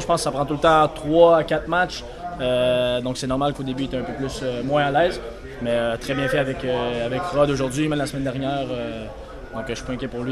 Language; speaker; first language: French; native; French